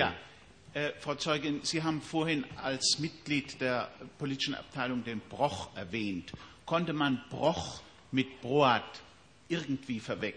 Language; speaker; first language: German; native; German